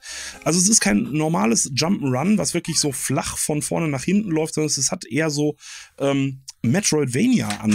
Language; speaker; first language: German; native; German